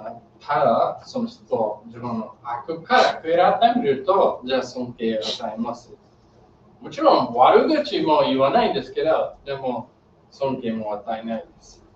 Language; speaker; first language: Japanese; non-native, learner; English